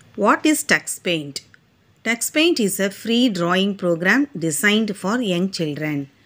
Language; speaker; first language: English; non-native, local second language; Tamil